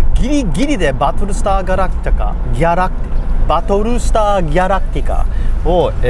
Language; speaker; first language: Japanese; non-native, fluent; English